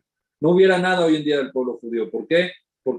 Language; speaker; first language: Spanish; native; Spanish